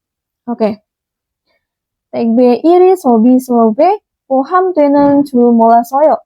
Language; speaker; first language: Korean; non-native, fluent; Indonesian